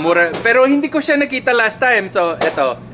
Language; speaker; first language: Filipino; non-native, fluent; English